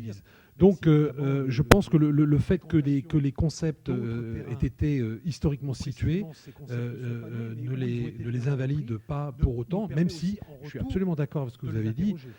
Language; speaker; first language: French; native; French